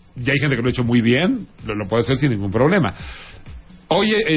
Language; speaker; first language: Spanish; native; Spanish